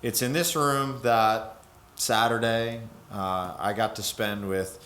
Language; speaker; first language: English; native; English